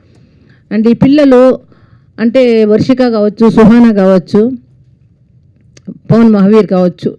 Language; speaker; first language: Telugu; native; Telugu